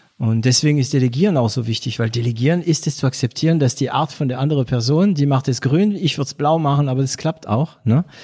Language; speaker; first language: German; non-native, fluent; French